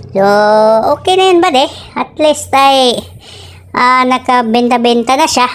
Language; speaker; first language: Filipino; non-native, local second language; Cebuano